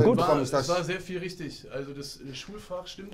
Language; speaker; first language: German; native; German